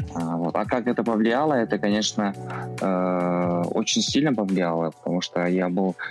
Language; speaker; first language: Russian; non-native, local second language; Kazakh